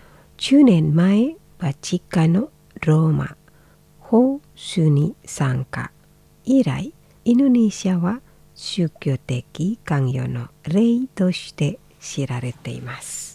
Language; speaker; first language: Japanese; non-native, learner; Indonesian